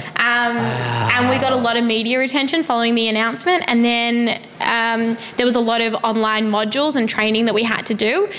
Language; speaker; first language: English; native; English